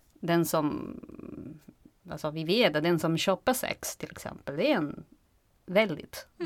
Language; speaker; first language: Swedish; non-native, fluent; Spanish